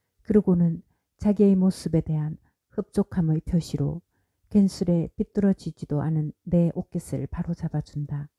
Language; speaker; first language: Korean; native; Korean